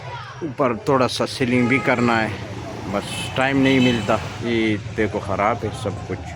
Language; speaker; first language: Hindi; non-native, local second language; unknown